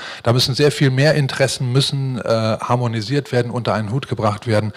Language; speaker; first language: German; native; German